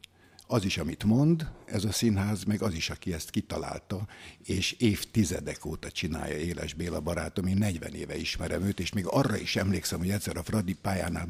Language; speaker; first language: Hungarian; native; Hungarian